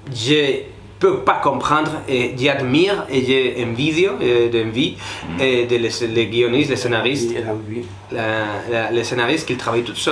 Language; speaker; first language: French; non-native, fluent; Spanish